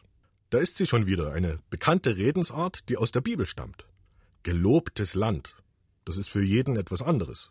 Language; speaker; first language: German; native; German